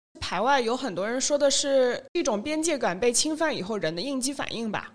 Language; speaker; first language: Chinese; native; Chinese